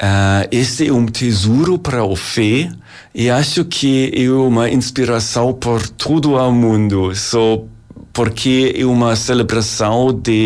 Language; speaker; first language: Portuguese; non-native, learner; German